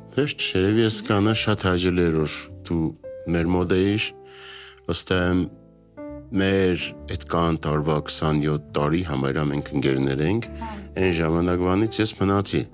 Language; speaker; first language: Armenian; native; Armenian